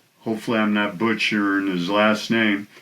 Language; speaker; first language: English; native; English